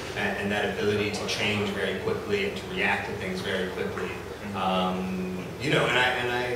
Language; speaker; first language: English; native; English